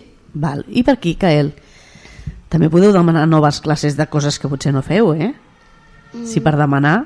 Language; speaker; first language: Catalan; native; Catalan